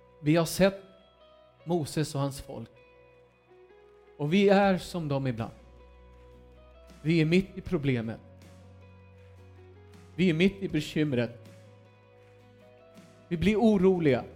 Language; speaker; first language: Swedish; non-native, fluent; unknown